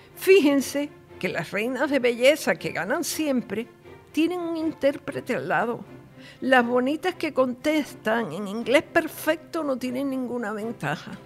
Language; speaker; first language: Spanish; native; Spanish